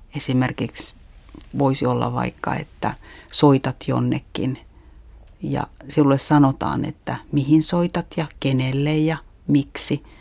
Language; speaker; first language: Finnish; native; Finnish